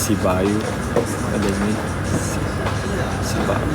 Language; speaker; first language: English; non-native, fluent; Uzbek